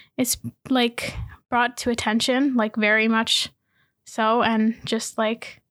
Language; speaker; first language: English; native; English